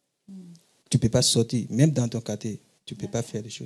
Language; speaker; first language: French; non-native, learner; English